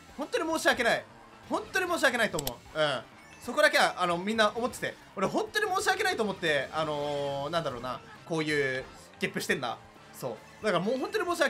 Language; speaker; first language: Japanese; native; Japanese